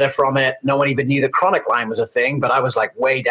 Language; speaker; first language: English; native; English